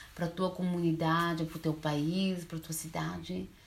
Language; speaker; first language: Portuguese; early bilingual, heritage; Portuguese